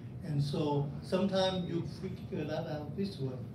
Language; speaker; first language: English; non-native, fluent; Vietnamese